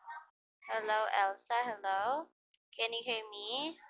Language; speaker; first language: English; non-native, fluent; Filipino